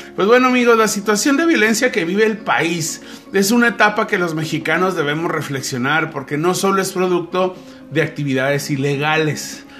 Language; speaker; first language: Spanish; native; Spanish